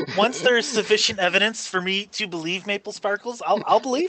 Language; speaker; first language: English; native; English